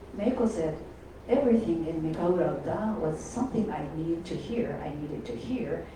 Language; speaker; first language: English; non-native, fluent; Japanese